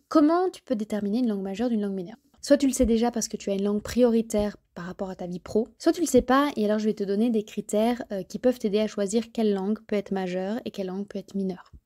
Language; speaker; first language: French; native; French